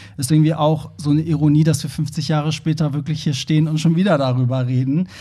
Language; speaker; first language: German; native; German